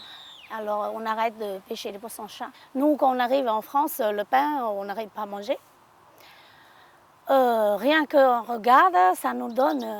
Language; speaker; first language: French; non-native, learner; Hmong